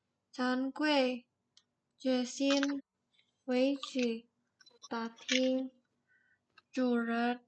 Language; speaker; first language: Chinese; non-native, learner; Indonesian